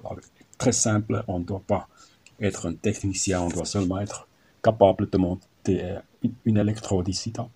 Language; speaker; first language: French; non-native, learner; German